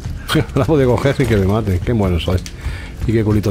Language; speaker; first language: Spanish; native; Spanish